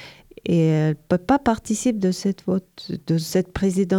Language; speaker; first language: French; non-native, learner; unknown